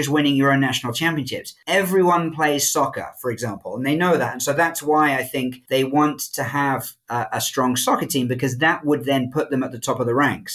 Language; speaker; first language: English; native; English